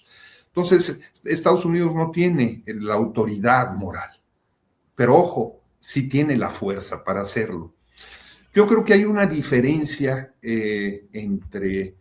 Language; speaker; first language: Spanish; native; Spanish